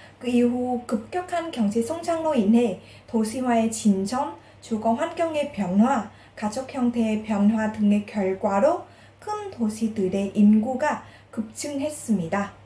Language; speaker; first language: Korean; non-native, fluent; Vietnamese